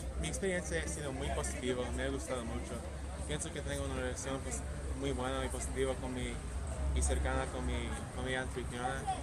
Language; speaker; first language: Spanish; early bilingual, heritage; English